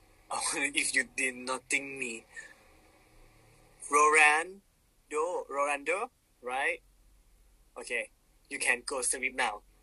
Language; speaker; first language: English; non-native, learner; Thai